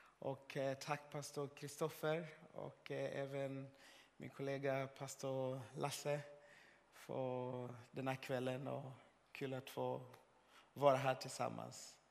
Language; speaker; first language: Swedish; non-native, fluent; Swahili